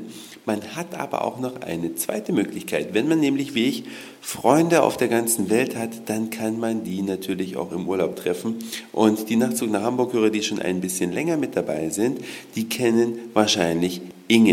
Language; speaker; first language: German; native; German